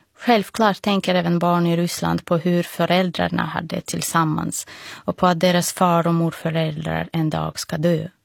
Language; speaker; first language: Swedish; non-native, fluent; Russian